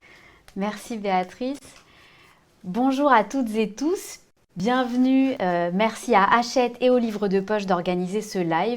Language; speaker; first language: French; native; French